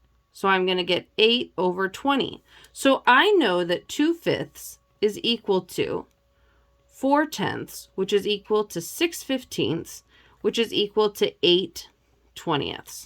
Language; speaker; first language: English; native; English